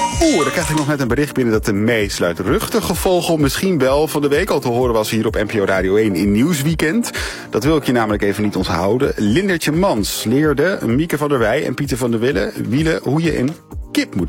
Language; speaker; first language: Dutch; native; Dutch